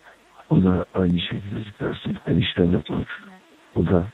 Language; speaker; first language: Turkish; native; Turkish